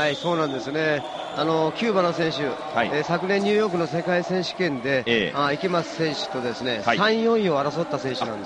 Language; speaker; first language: Japanese; native; Japanese